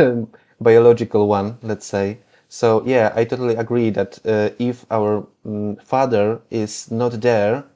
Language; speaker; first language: English; non-native, fluent; Polish